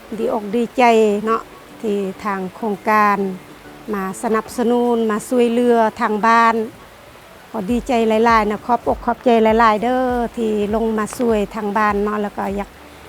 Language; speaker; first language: Lao; non-native, local second language; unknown